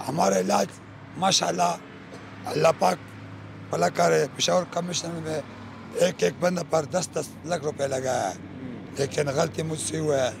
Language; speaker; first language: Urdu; non-native, local second language; Pashto